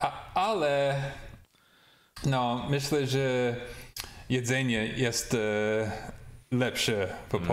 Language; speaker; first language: Polish; non-native, learner; English